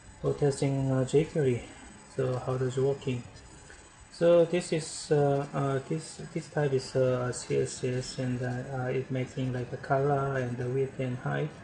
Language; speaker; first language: English; non-native, learner; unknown